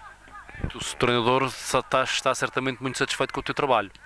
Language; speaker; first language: Portuguese; native; Portuguese